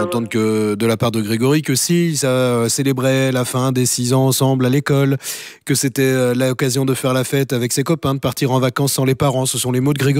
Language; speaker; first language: French; native; French